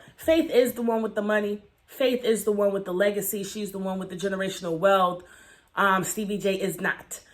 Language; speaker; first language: English; native; English